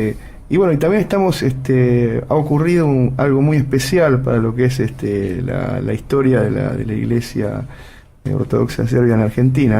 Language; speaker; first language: Spanish; native; Spanish